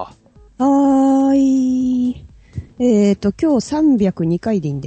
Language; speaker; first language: Japanese; native; Japanese